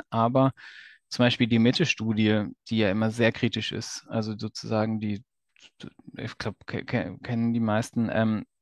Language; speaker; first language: German; native; German